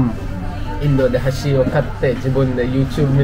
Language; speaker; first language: Japanese; non-native, learner; Kannada